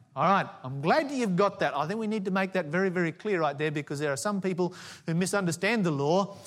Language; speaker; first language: English; native; English